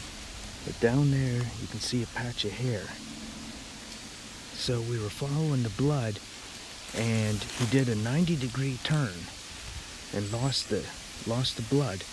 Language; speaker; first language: English; native; English